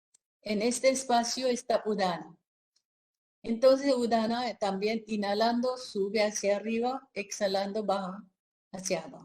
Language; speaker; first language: Spanish; non-native, fluent; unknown